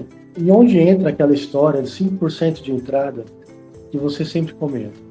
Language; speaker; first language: Portuguese; native; Portuguese